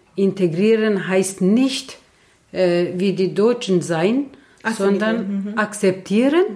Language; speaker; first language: German; non-native, fluent; Turkish